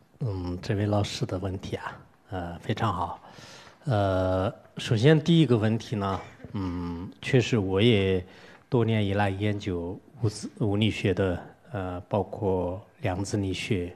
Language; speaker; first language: Chinese; non-native, local second language; Tibetan